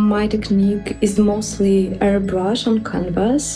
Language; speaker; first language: English; non-native, fluent; Ukrainian